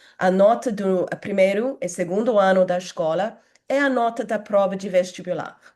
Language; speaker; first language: Portuguese; non-native, fluent; English